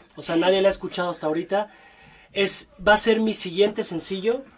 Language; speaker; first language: Spanish; native; Spanish